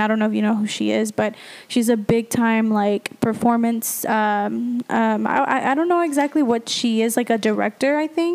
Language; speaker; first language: English; early bilingual, other home language; Spanish